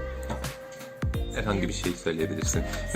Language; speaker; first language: Turkish; non-native, learner; English